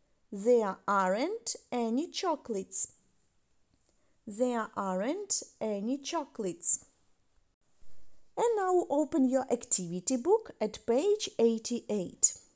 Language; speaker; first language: English; non-native, fluent; Ukrainian